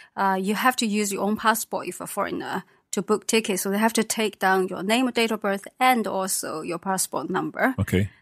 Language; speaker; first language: English; non-native, fluent; Chinese